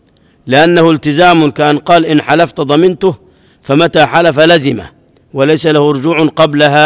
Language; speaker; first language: Arabic; native; Arabic